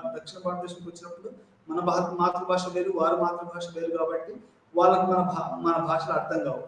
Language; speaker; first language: Telugu; non-native, local second language; Urdu